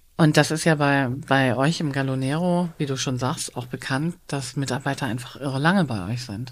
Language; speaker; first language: German; native; German